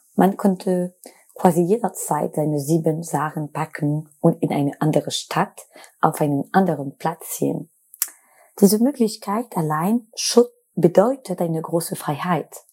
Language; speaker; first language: German; non-native, fluent; French